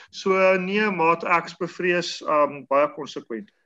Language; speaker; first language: Afrikaans; native; Afrikaans